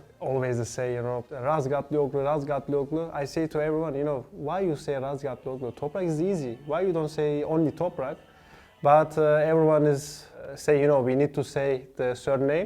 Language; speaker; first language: English; non-native, learner; Turkish